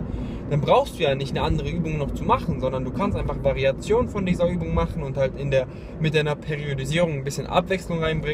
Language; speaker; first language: German; native; German